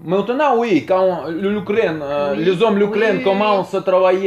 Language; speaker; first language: French; non-native, learner; Russian